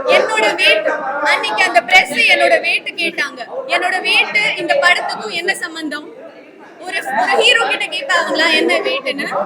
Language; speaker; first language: Tamil; non-native, local second language; Malayalam